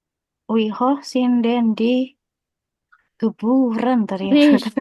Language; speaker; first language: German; non-native, learner; Indonesian